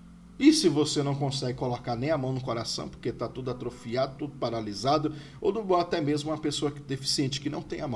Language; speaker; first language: Portuguese; native; Portuguese